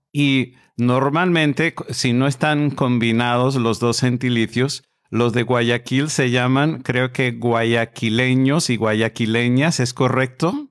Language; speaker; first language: Spanish; non-native, fluent; English